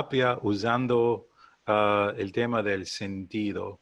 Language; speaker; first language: Spanish; non-native, learner; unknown